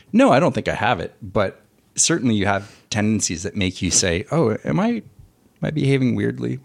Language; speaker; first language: English; native; English